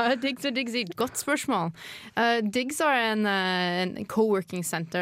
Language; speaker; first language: Norwegian; non-native, fluent; English